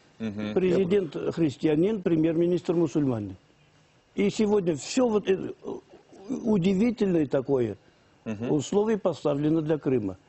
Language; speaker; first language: Russian; non-native, local second language; Tatar